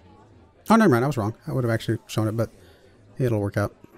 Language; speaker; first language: English; native; English